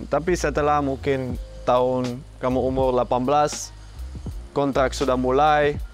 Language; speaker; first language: Indonesian; non-native, fluent; Dutch